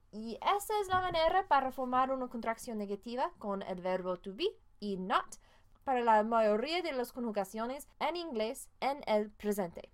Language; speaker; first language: Spanish; non-native, fluent; English